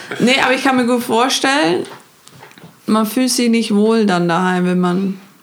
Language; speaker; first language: German; non-native, fluent; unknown